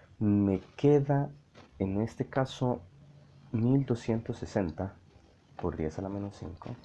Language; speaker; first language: Spanish; native; Spanish